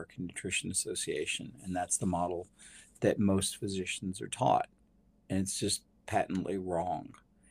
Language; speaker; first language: English; native; English